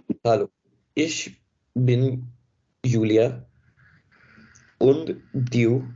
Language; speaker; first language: German; non-native, learner; Hindi